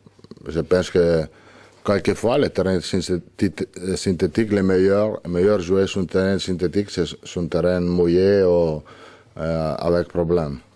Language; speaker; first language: French; non-native, learner; Italian